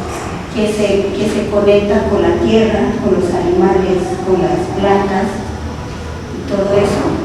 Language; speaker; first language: Spanish; non-native, local second language; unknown